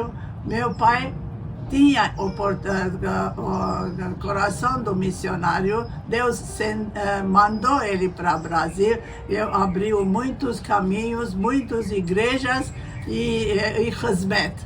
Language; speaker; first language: Portuguese; non-native, learner; Armenian